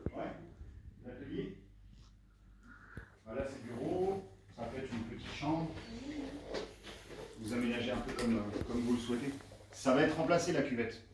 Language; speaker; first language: French; native; French